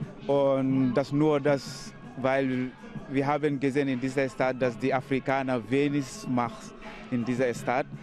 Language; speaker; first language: German; non-native, learner; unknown